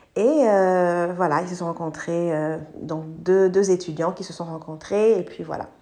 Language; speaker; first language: French; non-native, local second language; English